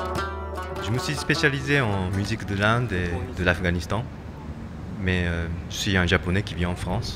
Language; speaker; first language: French; non-native, fluent; Japanese